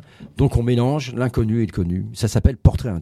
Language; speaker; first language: French; native; French